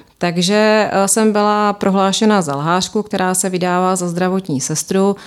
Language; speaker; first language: Czech; native; Czech